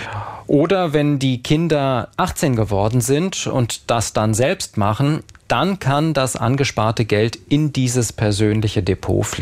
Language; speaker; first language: German; native; German